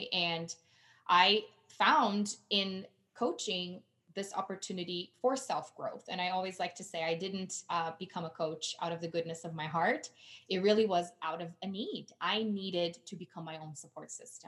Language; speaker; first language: English; non-native, fluent; Portuguese